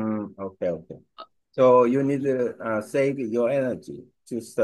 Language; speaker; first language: English; non-native, learner; Korean